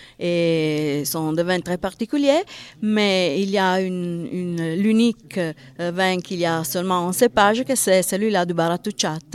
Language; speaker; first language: French; non-native, learner; Italian